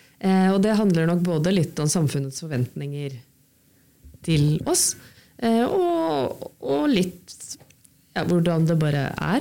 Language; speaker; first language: Norwegian; native; Norwegian